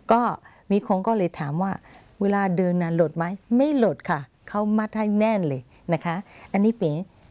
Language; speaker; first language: Thai; non-native, fluent; Burmese